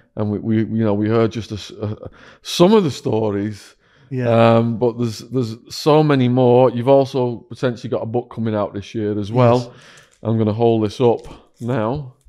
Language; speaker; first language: English; native; English